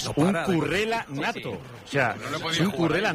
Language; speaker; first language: Spanish; native; Spanish